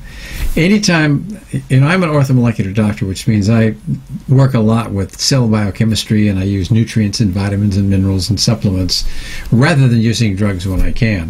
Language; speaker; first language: English; native; English